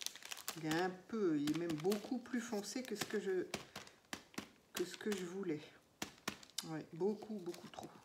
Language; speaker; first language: French; native; French